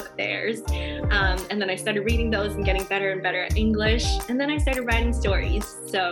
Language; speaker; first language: English; non-native, fluent; Chinese